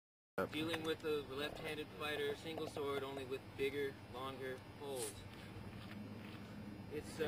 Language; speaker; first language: English; native; English